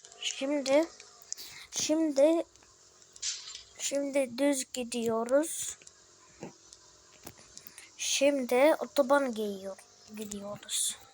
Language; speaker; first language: Turkish; early bilingual, heritage; Turkish